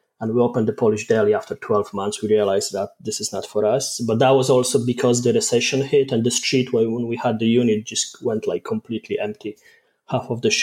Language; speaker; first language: English; non-native, fluent; Polish